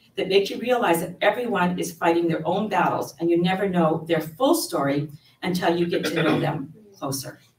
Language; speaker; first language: English; native; English